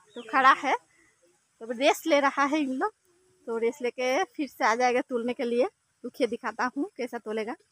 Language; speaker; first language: Hindi; non-native, local second language; Bangla